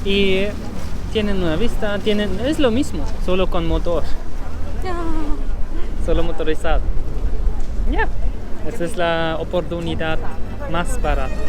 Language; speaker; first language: Spanish; non-native, fluent; German